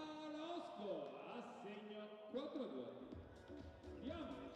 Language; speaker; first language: Italian; native; Italian